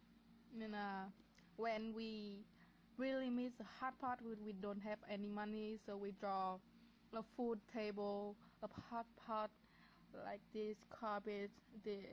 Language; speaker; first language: English; non-native, learner; Vietnamese